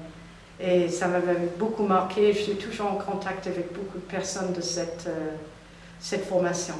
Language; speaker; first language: French; non-native, fluent; English